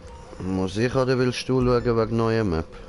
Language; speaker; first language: German; native; German